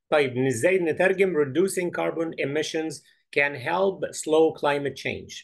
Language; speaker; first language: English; non-native, fluent; Arabic